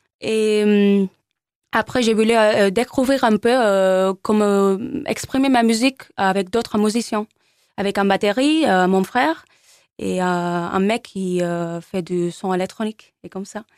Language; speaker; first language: French; non-native, learner; Spanish